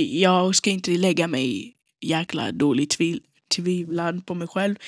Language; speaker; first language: Swedish; non-native, local second language; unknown